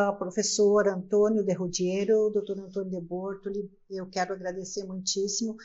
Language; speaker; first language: Portuguese; native; Portuguese